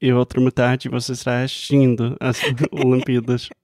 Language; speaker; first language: Portuguese; non-native, fluent; English